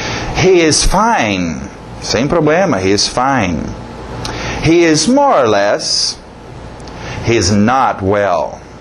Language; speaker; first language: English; non-native, fluent; Portuguese